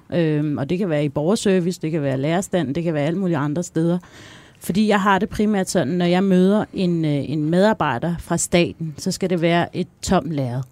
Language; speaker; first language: Danish; early bilingual, other home language; Persian